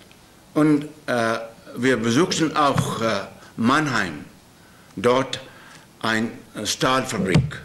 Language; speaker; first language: German; non-native, learner; Urdu